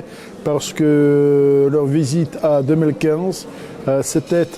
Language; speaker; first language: French; non-native, learner; Russian